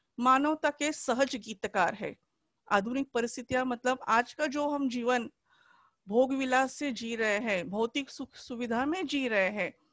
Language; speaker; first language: Hindi; non-native, local second language; Marathi